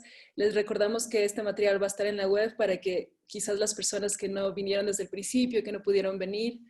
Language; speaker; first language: Spanish; native; Spanish